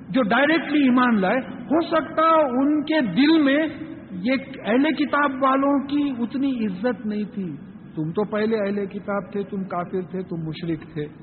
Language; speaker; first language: Urdu; native; Urdu